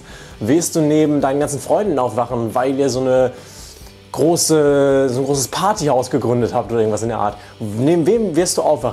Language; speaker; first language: German; native; German